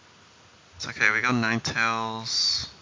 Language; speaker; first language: English; native; English